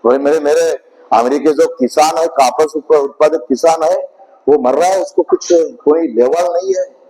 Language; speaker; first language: Hindi; non-native, local second language; Marathi